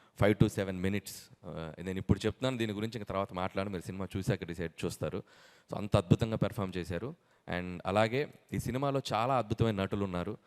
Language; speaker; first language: Telugu; native; Telugu